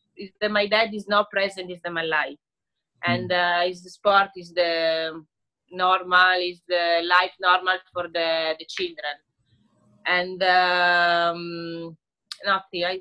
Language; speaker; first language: English; non-native, learner; Italian